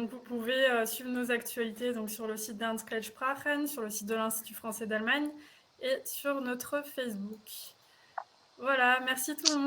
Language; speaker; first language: French; native; French